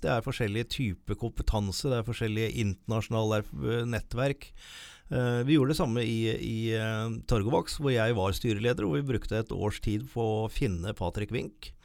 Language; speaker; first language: Norwegian; native; Norwegian